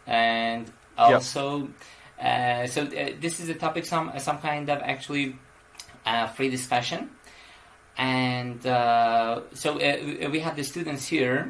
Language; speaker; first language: English; non-native, fluent; Persian